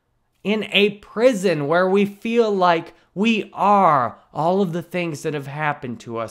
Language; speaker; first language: English; native; English